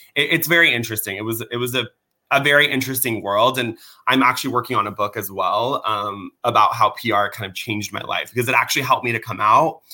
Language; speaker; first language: English; early bilingual, other home language; Persian